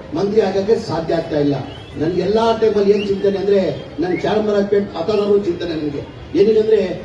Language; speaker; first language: Kannada; non-native, local second language; Urdu